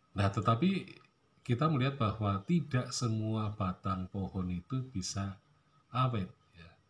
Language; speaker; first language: Indonesian; non-native, local second language; Javanese